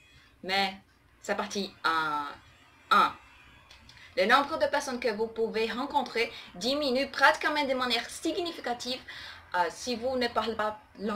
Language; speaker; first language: French; non-native, learner; Portuguese